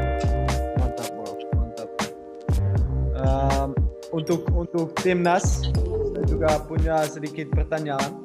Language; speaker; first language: Indonesian; non-native, learner; Dutch